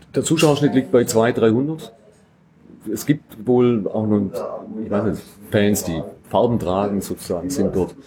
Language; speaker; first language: German; native; German